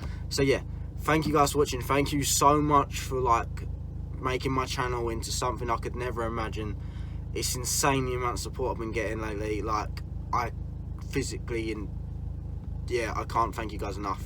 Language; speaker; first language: English; native; English